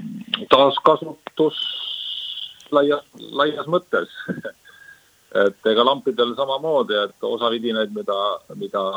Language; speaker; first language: Estonian; native; Estonian